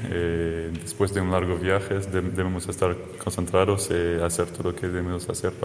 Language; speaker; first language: Spanish; non-native, fluent; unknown